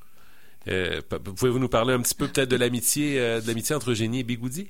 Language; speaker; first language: French; native; French